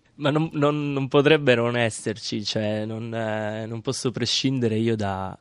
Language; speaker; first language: Italian; native; Italian